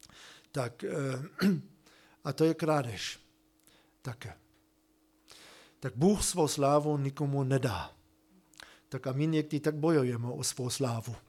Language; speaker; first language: Czech; non-native, fluent; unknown